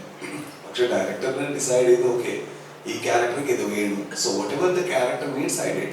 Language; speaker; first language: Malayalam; non-native, learner; Kannada